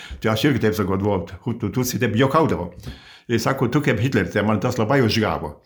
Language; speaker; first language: Lithuanian; early bilingual, heritage; Lithuanian